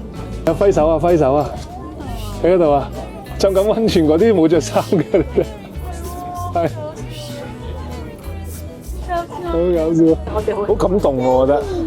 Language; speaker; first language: Cantonese; native; Cantonese